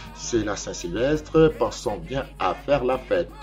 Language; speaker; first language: French; non-native, local second language; Lingala